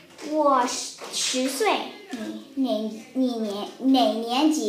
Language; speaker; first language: Chinese; early bilingual, heritage; Chinese